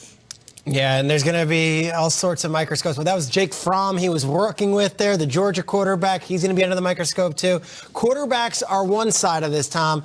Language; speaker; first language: English; native; English